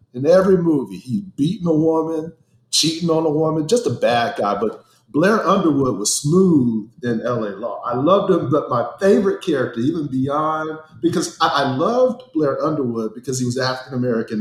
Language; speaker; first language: English; native; English